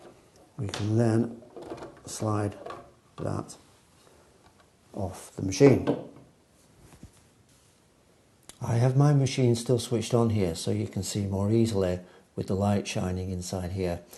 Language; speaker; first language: English; native; English